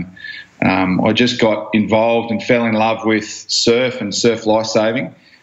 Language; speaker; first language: English; native; English